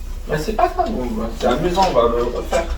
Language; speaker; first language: French; native; French